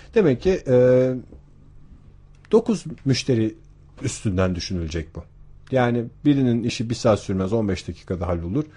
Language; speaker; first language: Turkish; native; Turkish